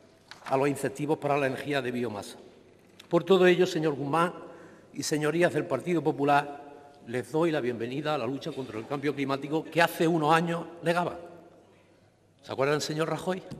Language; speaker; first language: Spanish; native; Spanish